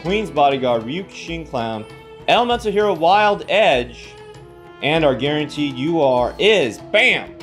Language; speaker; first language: English; native; English